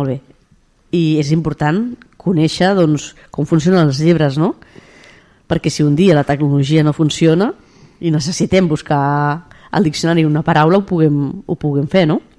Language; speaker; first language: Catalan; native; Catalan